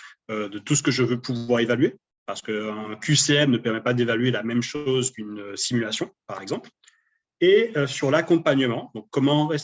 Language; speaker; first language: French; native; French